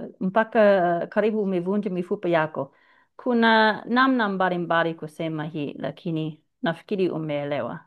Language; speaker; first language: Swahili; non-native, fluent; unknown